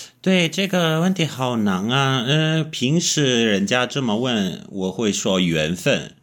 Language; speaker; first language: Chinese; non-native, fluent; Italian